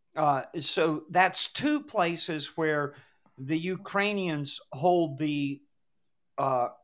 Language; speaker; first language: English; native; English